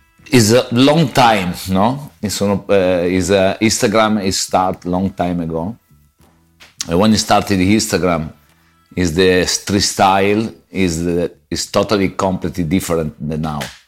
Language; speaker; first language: English; non-native, learner; Italian